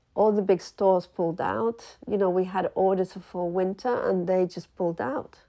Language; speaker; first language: English; early bilingual, other home language; Spanish